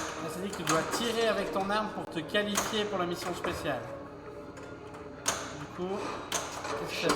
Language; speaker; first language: French; native; French